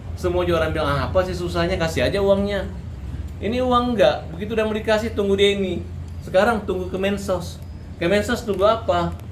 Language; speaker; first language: Indonesian; native; Indonesian